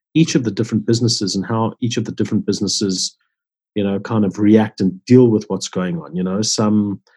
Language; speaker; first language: English; native; English